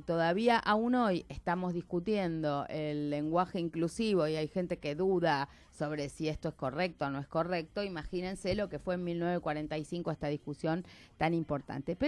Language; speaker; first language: Spanish; native; Spanish